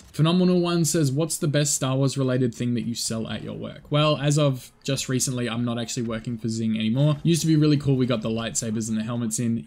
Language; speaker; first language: English; native; English